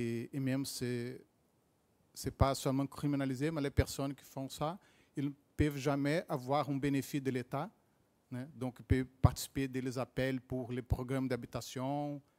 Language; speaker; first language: French; non-native, learner; Portuguese